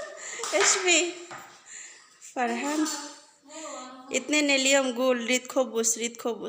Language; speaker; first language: Arabic; non-native, learner; Bangla